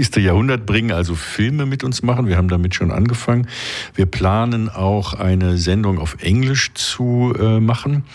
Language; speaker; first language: German; native; German